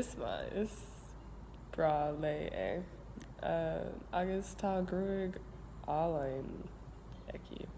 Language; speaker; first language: Irish; non-native, learner; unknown